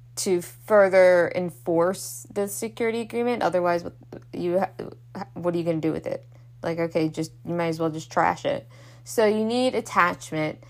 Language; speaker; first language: English; native; English